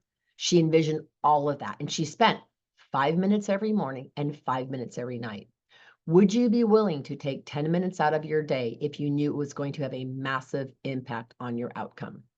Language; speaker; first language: English; native; English